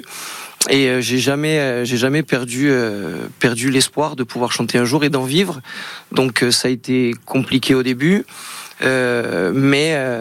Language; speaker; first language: French; native; French